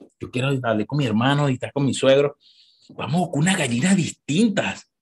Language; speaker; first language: Spanish; native; Spanish